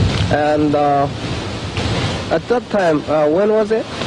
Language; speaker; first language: English; non-native, learner; Japanese